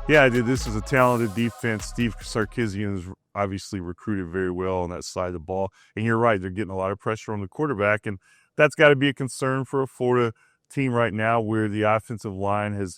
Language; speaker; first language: English; native; English